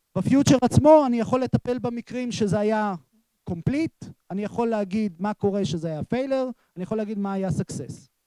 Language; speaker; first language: Hebrew; native; Hebrew